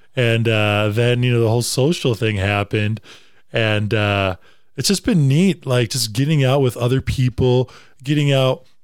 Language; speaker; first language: English; native; English